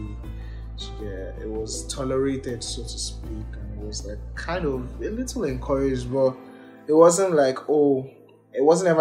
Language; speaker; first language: English; non-native, local second language; Yoruba